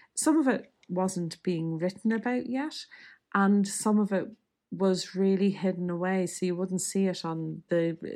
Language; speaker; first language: English; native; English